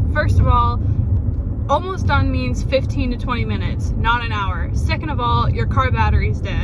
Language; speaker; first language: English; native; English